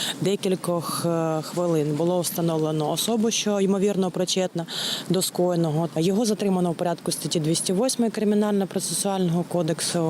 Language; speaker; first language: Ukrainian; native; Ukrainian